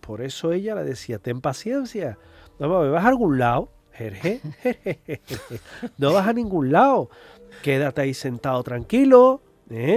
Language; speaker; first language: Spanish; native; Spanish